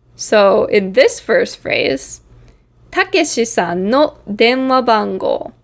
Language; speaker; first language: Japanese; non-native, fluent; English